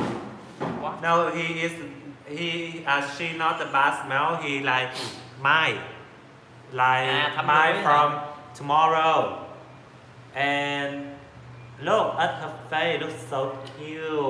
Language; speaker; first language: English; non-native, learner; Vietnamese